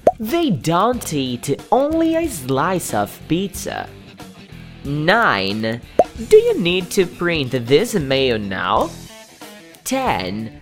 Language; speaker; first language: English; non-native, fluent; Portuguese